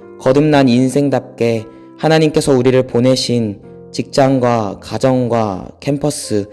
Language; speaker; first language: Korean; native; Korean